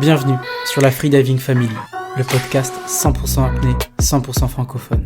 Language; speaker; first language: French; native; French